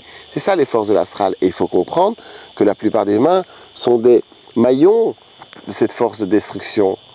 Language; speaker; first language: French; native; French